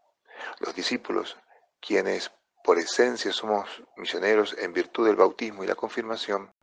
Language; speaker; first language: Spanish; non-native, fluent; Italian